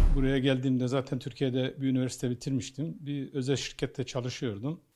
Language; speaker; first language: Turkish; native; Turkish